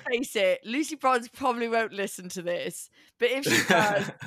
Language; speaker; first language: English; native; English